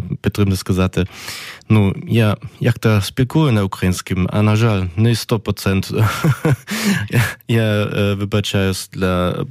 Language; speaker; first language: Ukrainian; non-native, fluent; German